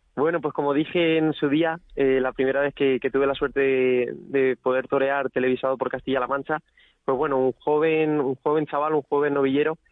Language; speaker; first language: Spanish; native; Spanish